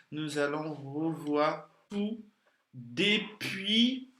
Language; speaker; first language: French; non-native, fluent; Portuguese